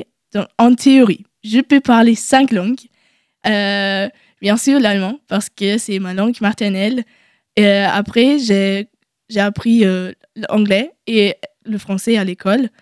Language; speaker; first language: French; non-native, learner; German